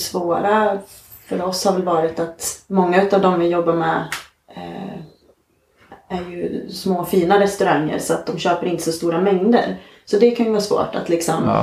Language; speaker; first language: Swedish; native; Swedish